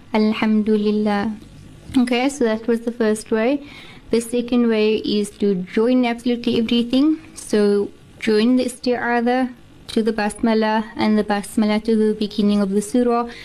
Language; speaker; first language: English; native; English